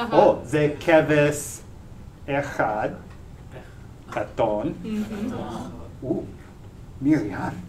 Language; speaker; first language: Hebrew; non-native, learner; English